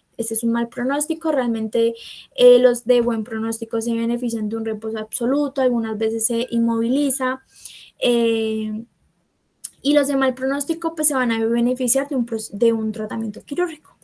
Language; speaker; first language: Spanish; native; Spanish